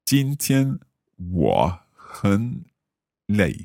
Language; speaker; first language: Chinese; non-native, learner; English